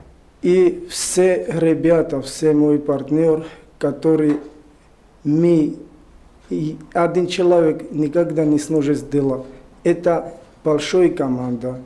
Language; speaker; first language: Russian; non-native, learner; Georgian